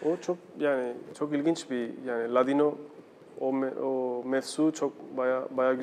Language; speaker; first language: Turkish; non-native, fluent; Spanish